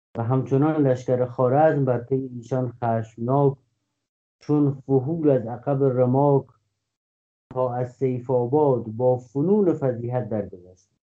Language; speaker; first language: Persian; non-native, local second language; Kurdish